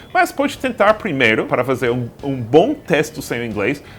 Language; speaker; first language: Portuguese; non-native, fluent; English